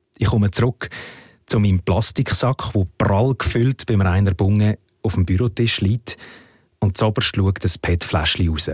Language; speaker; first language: German; native; German